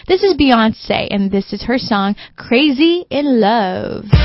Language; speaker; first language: English; early bilingual, other home language; Chinese